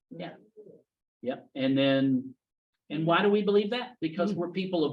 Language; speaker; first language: English; native; English